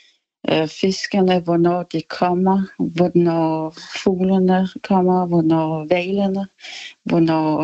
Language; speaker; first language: Danish; non-native, local second language; Kalaallisut